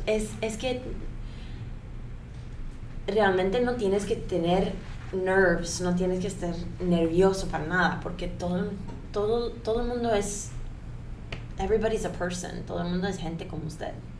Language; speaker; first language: Spanish; early bilingual, heritage; Spanish